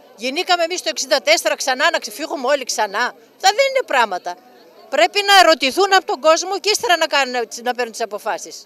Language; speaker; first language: Greek; native; Greek